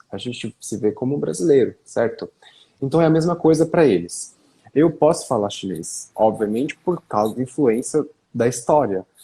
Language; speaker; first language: Portuguese; native; Portuguese